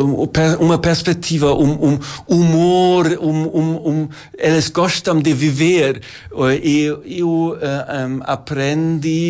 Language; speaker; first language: Portuguese; non-native, learner; German